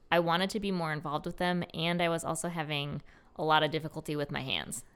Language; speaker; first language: English; native; English